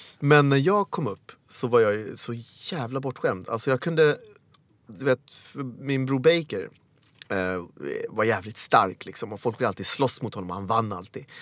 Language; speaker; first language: Swedish; early bilingual, other home language; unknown